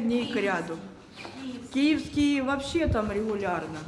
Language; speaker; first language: Russian; native; Russian